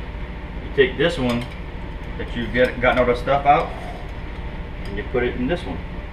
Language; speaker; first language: English; native; English